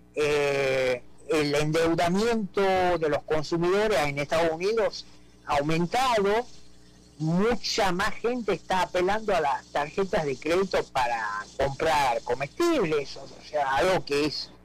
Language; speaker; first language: Spanish; native; Spanish